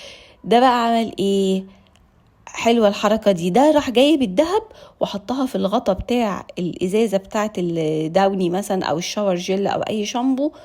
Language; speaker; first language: Arabic; native; Arabic